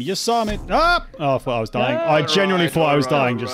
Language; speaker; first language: English; native; English